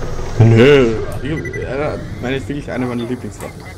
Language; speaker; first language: German; native; German